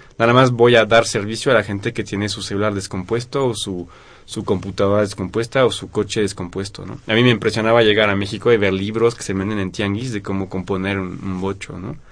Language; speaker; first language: Spanish; non-native, fluent; French